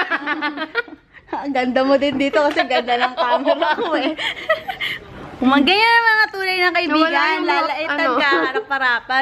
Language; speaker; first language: Filipino; native; Filipino